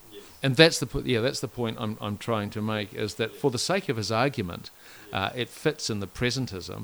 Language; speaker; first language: English; native; English